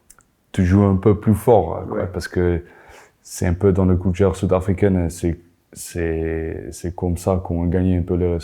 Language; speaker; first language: French; non-native, fluent; Afrikaans